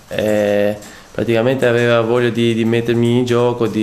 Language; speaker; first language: Italian; non-native, fluent; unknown